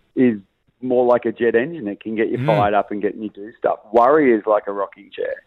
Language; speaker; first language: English; native; English